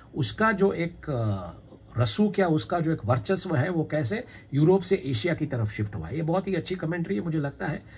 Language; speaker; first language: Hindi; non-native, local second language; Gujarati